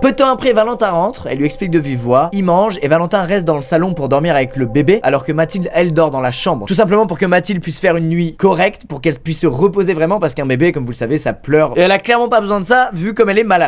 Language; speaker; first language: French; native; French